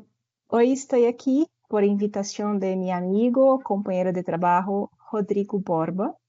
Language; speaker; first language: Spanish; non-native, fluent; Portuguese